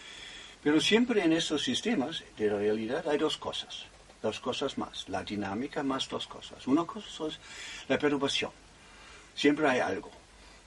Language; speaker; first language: Spanish; non-native, fluent; German